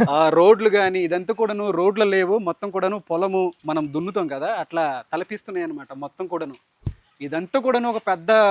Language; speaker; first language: Telugu; native; Telugu